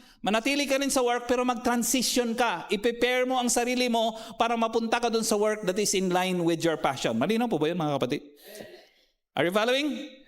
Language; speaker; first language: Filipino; non-native, local second language; Cebuano